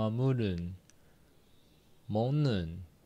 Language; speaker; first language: Korean; non-native, learner; Chinese